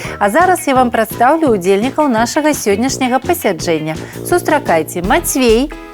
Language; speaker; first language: Belarusian; non-native, local second language; Russian